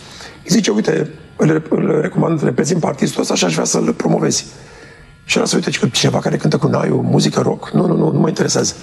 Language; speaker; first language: Romanian; native; Romanian